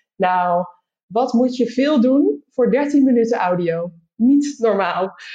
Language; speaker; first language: Dutch; native; Dutch